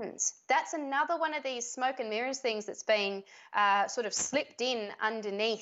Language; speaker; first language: English; native; English